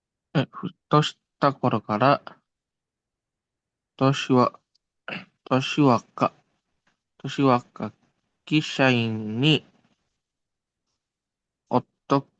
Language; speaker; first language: Japanese; non-native, learner; Indonesian